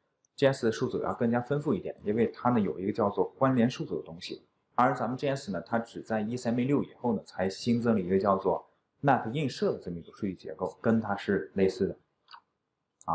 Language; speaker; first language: Chinese; native; Chinese